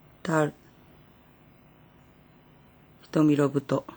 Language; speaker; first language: Korean; non-native, fluent; Japanese